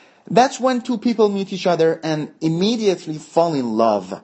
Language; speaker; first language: English; non-native, fluent; Persian